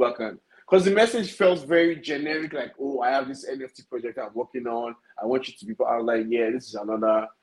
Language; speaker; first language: English; non-native, local second language; Yoruba